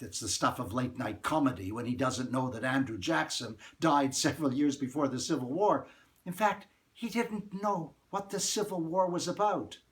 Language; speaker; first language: English; native; English